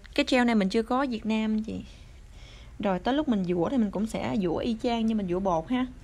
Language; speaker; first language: Vietnamese; early bilingual, other home language; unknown